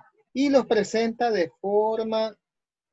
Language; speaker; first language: Spanish; native; Spanish